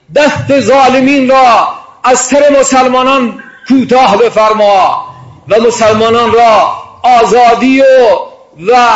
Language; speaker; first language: Persian; non-native, local second language; Baluchi